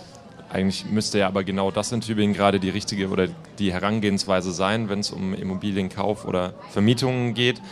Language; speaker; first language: German; native; German